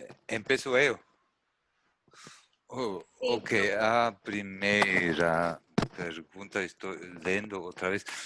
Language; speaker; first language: Portuguese; non-native, learner; German